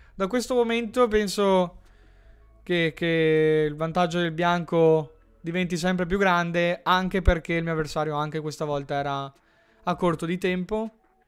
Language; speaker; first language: Italian; native; Italian